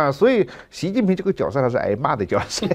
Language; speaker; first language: Chinese; native; Chinese